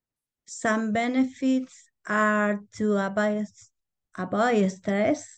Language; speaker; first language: English; non-native, learner; Spanish